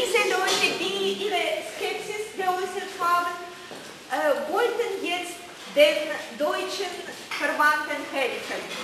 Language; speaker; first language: German; non-native, fluent; Russian